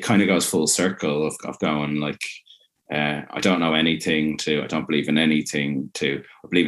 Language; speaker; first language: English; native; English